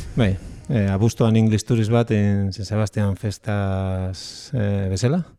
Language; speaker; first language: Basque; native; Basque